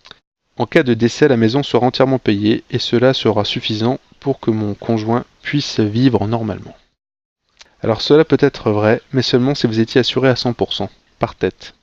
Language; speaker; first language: French; native; French